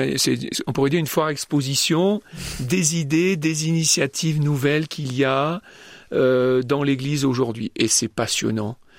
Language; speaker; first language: French; native; French